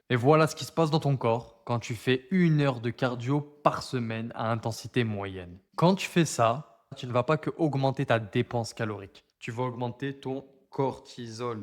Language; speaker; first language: French; native; French